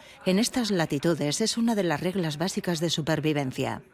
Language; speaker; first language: Spanish; native; Spanish